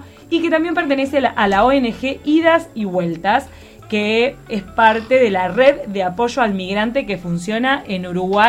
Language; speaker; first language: Spanish; native; Spanish